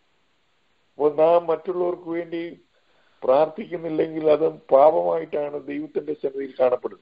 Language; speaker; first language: Malayalam; native; Malayalam